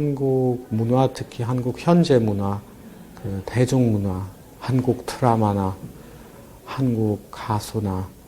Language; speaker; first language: Korean; non-native, fluent; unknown